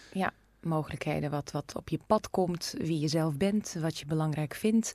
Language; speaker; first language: Dutch; non-native, fluent; Russian